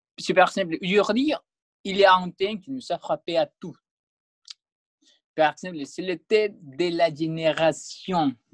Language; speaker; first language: French; non-native, learner; Spanish